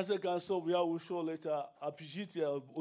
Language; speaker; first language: German; non-native, learner; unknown